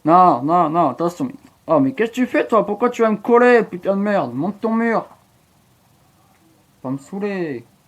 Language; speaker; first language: French; native; French